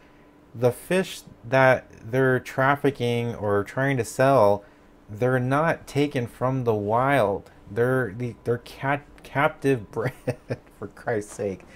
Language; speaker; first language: English; native; English